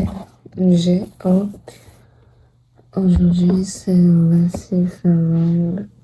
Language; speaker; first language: French; non-native, learner; Portuguese